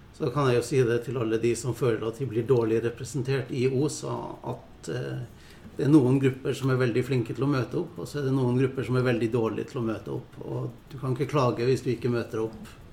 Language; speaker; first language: Norwegian; native; Norwegian